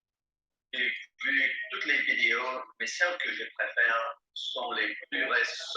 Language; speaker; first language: French; non-native, learner; English